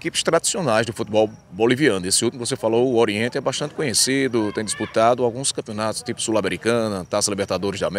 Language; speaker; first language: Portuguese; native; Portuguese